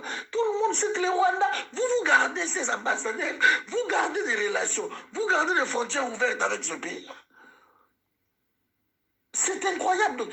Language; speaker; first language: French; non-native, local second language; Lingala